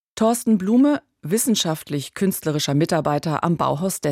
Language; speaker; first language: German; native; German